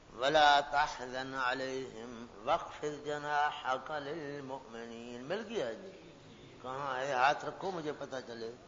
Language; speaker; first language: Urdu; non-native, local second language; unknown